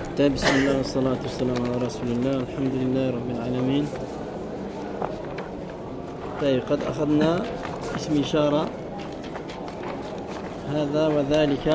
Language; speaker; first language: Arabic; non-native, fluent; French